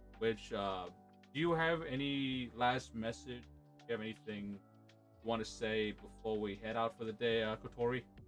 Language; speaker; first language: English; early bilingual, other home language; Spanish